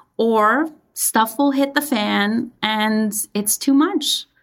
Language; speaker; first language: English; early bilingual, other home language; Persian